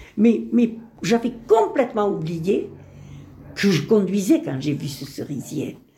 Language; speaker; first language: French; early bilingual, other home language; Spanish